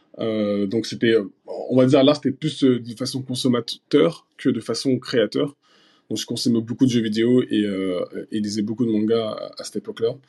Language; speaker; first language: French; early bilingual, other home language; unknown